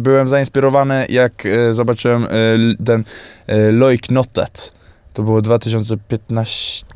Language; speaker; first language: Polish; early bilingual, heritage; Polish